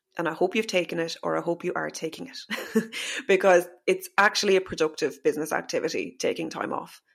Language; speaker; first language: English; native; English